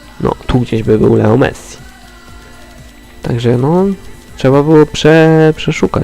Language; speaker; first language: Polish; native; Polish